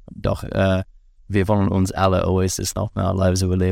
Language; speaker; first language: German; non-native, learner; English